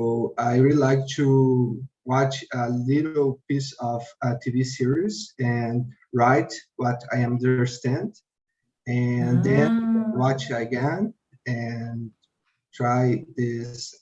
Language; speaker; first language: English; non-native, learner; Portuguese